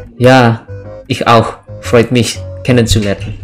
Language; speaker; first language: German; non-native, learner; Indonesian